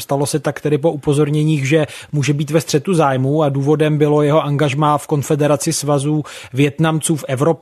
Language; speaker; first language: Czech; native; Czech